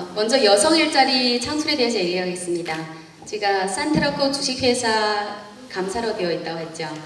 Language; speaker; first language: Korean; native; Korean